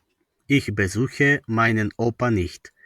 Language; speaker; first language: German; non-native, fluent; Macedonian